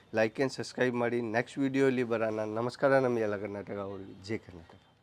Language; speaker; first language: Kannada; non-native, local second language; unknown